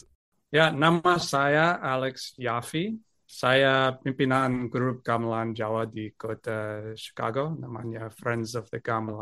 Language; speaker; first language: Indonesian; non-native, learner; English